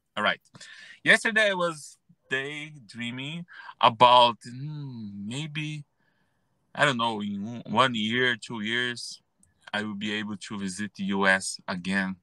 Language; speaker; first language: English; non-native, learner; Portuguese